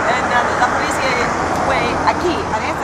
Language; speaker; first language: Spanish; non-native, learner; English